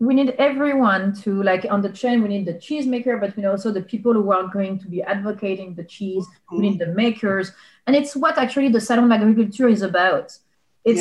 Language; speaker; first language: English; non-native, fluent; French